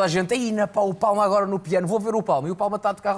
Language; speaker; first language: Portuguese; native; Portuguese